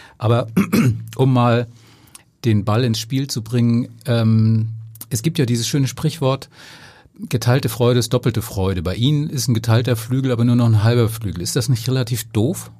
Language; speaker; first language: German; native; German